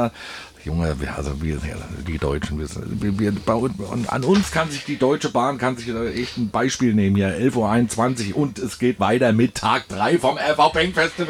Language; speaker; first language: German; native; German